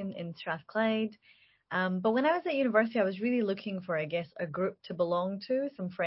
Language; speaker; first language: English; native; English